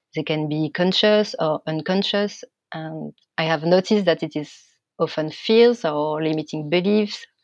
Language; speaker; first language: English; non-native, fluent; French